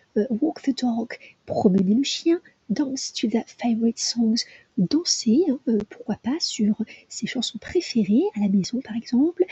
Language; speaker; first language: French; native; French